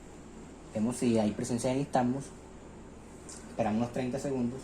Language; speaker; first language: Spanish; native; Spanish